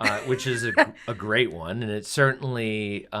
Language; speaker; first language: English; native; English